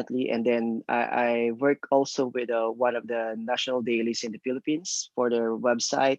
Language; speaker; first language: English; non-native, local second language; Filipino